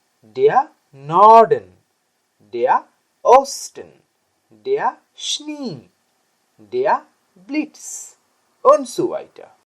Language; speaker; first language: German; non-native, learner; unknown